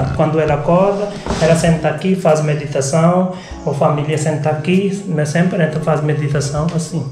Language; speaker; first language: Portuguese; non-native, learner; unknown